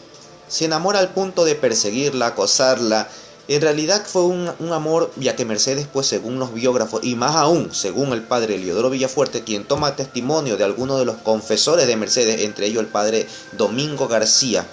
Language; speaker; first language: Spanish; native; Spanish